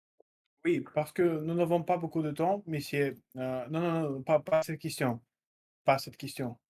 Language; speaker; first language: French; non-native, learner; Russian